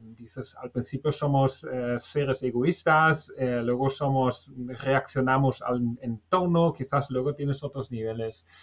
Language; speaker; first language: Spanish; non-native, fluent; German